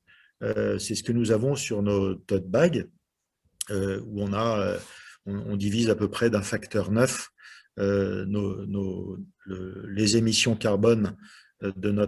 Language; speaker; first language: French; native; French